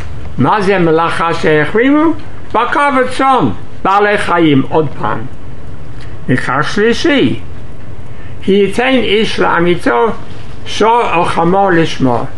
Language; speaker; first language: Hebrew; non-native, fluent; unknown